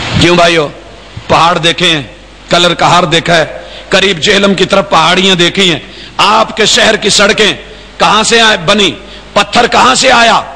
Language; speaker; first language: Urdu; non-native, local second language; Punjabi